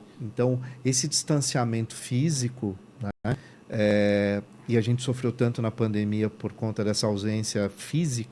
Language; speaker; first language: Portuguese; native; Portuguese